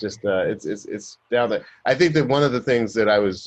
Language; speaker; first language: English; native; English